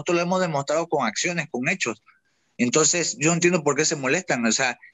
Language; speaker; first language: Spanish; native; Spanish